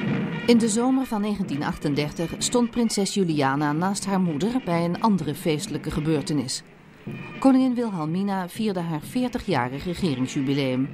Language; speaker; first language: Dutch; native; Dutch